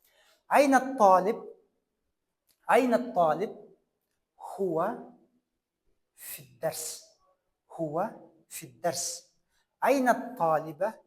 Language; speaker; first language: Arabic; non-native, fluent; Kyrgyz